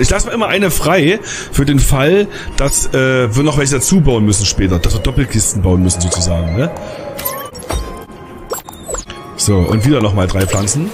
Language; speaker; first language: German; native; German